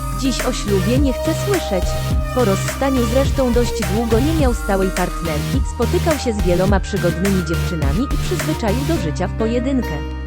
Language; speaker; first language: Polish; native; Polish